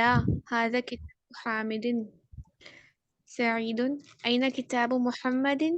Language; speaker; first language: Arabic; non-native, learner; Urdu